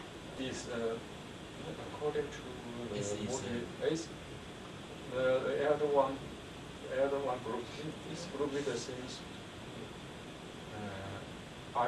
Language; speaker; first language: English; non-native, learner; Chinese